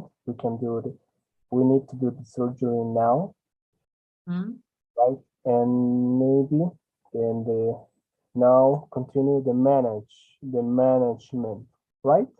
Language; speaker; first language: English; non-native, learner; Spanish